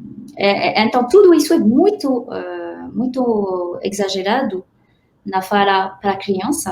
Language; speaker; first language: Portuguese; non-native, fluent; French